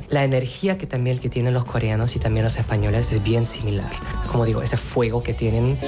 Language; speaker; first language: Spanish; non-native, fluent; Korean